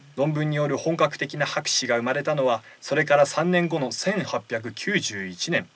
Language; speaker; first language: Japanese; native; Japanese